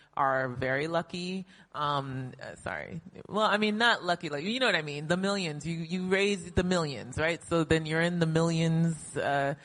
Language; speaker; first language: English; native; English